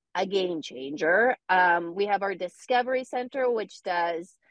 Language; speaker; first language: English; native; English